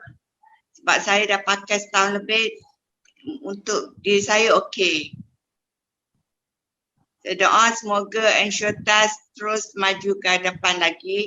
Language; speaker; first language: Malay; native; Malay